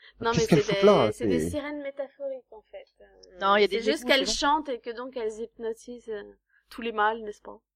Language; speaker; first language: French; native; French